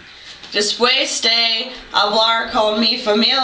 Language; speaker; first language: Spanish; non-native, learner; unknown